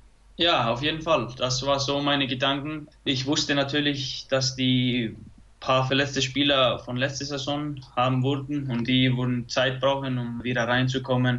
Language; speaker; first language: German; non-native, fluent; Icelandic